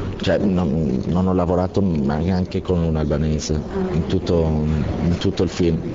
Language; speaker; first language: Italian; non-native, fluent; Albanian